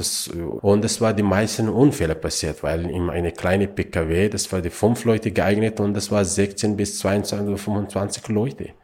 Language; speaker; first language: German; non-native, learner; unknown